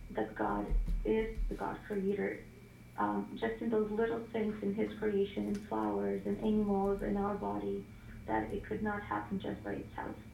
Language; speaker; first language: English; non-native, fluent; Ukrainian